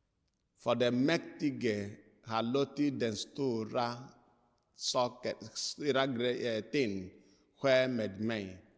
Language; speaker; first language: Swedish; non-native, fluent; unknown